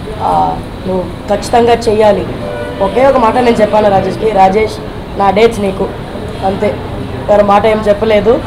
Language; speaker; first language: Telugu; non-native, fluent; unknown